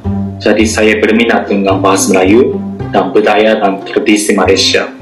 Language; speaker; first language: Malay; non-native, fluent; Japanese